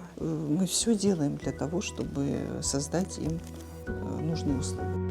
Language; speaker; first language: Russian; non-native, local second language; Abkhazian